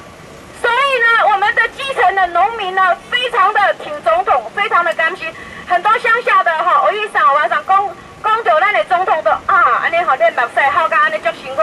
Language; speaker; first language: Chinese; non-native, local second language; Min Nan Chinese